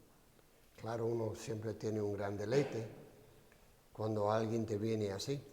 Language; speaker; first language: Spanish; non-native, fluent; English